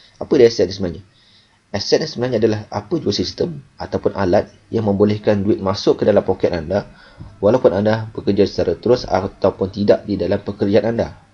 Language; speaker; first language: Malay; native; Malay